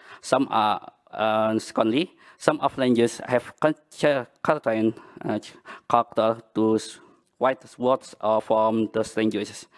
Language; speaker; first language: English; non-native, learner; Banjar